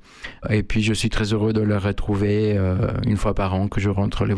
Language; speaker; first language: French; non-native, fluent; Spanish